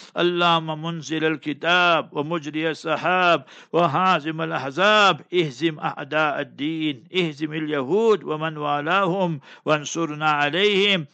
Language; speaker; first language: Arabic; non-native, fluent; English